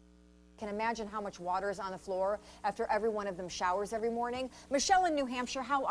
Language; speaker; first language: English; native; English